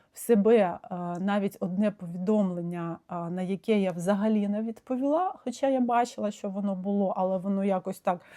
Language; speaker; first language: Ukrainian; non-native, local second language; Russian